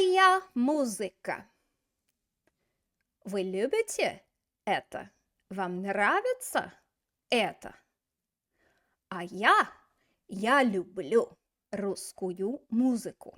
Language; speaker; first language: Russian; non-native, fluent; English